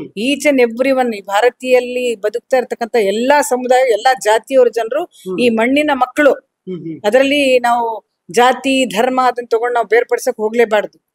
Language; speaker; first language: Kannada; non-native, local second language; Urdu